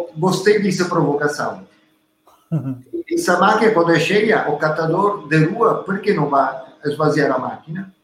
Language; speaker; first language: Portuguese; non-native, learner; Italian